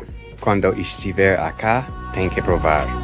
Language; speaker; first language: Portuguese; non-native, fluent; English